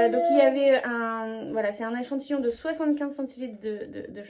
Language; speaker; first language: French; native; French